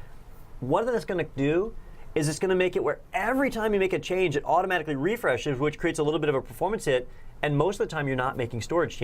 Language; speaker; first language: English; native; English